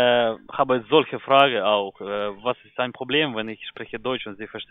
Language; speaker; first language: German; non-native, learner; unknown